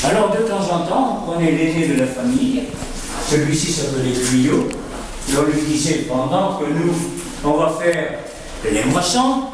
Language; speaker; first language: French; native; French